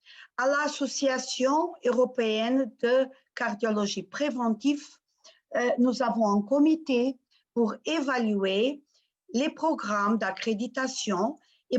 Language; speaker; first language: French; non-native, fluent; Portuguese